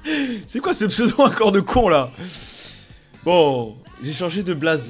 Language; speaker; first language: French; native; French